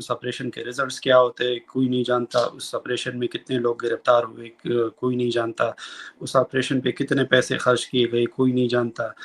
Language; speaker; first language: Urdu; non-native, local second language; Pashto